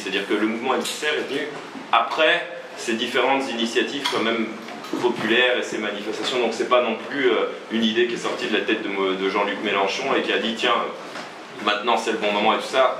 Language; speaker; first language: French; native; French